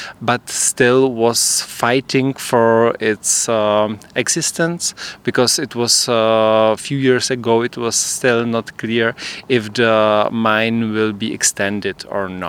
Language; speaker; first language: English; non-native, fluent; Czech